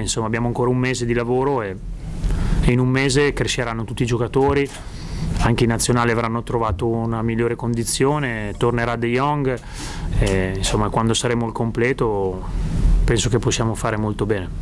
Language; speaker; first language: Italian; native; Italian